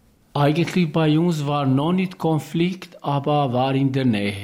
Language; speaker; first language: German; non-native, learner; Albanian